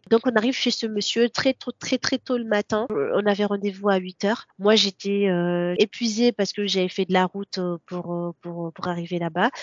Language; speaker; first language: French; non-native, local second language; Comorian